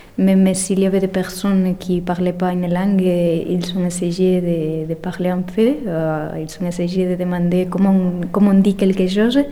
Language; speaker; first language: French; non-native, fluent; Spanish